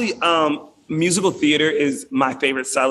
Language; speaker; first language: English; native; English